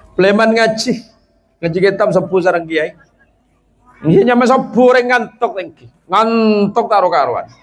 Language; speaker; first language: Malay; non-native, local second language; Madurese